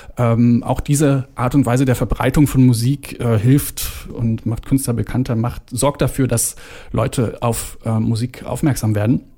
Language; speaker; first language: German; native; German